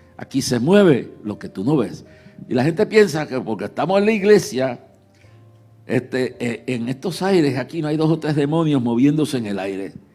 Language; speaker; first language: Spanish; early bilingual, heritage; Spanish